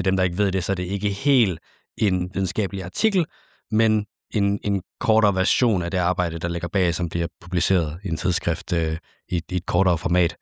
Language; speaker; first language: Danish; native; Danish